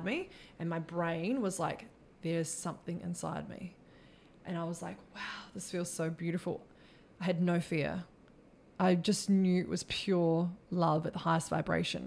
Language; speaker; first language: English; native; English